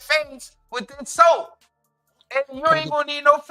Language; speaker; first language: English; native; English